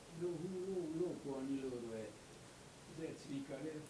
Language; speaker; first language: Hebrew; non-native, learner; German